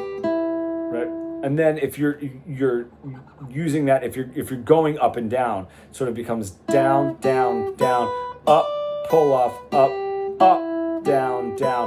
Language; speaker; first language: English; native; English